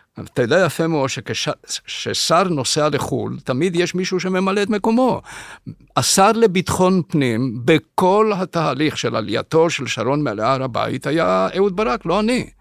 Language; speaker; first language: Hebrew; early bilingual, other home language; Spanish